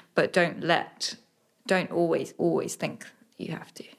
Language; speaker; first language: English; native; English